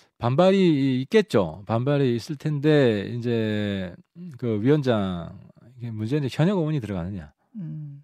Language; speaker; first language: Korean; native; Korean